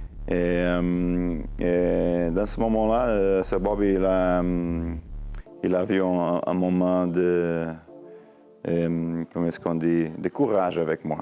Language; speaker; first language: French; non-native, learner; Portuguese